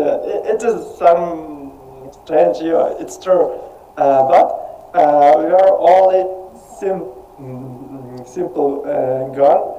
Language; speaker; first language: English; non-native, learner; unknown